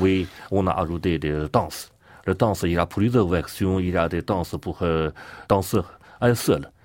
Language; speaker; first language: French; non-native, learner; Chinese